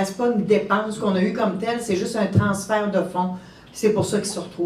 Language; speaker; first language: French; native; French